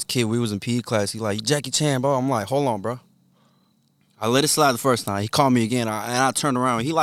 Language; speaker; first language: English; early bilingual, other home language; Korean